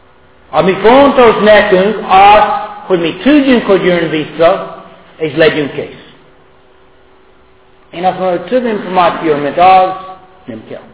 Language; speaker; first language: Hungarian; non-native, fluent; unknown